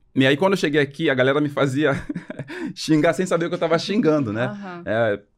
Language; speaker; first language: Portuguese; early bilingual, other home language; French